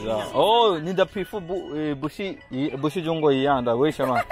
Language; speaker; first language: Chinese; non-native, learner; Rundi